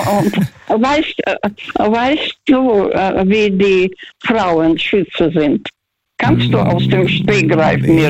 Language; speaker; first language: German; non-native, fluent; Russian